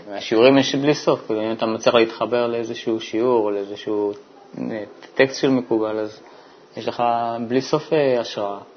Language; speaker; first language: Hebrew; early bilingual, other home language; French